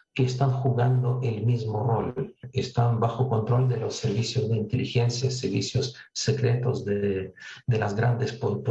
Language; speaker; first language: Spanish; non-native, fluent; Russian